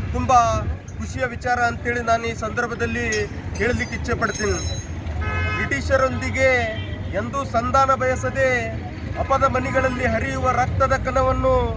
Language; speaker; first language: Kannada; non-native, local second language; Urdu